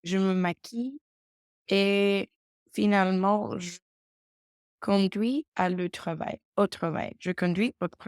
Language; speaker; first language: French; non-native, learner; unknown